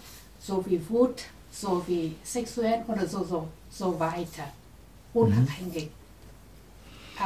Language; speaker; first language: German; non-native, learner; Vietnamese